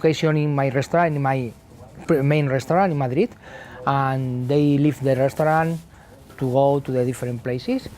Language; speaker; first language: English; non-native, learner; Spanish